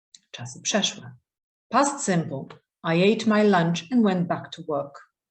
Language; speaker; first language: English; non-native, fluent; Polish